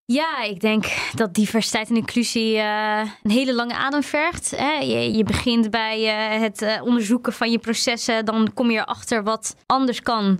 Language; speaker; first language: Dutch; native; Dutch